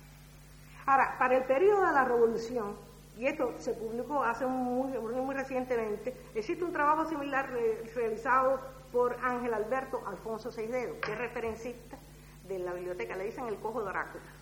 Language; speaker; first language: Spanish; native; Spanish